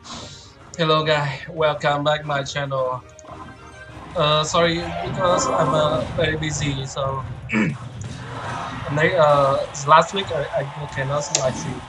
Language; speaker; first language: English; non-native, learner; Vietnamese